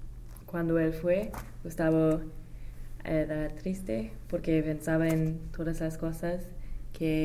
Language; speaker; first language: Spanish; non-native, learner; English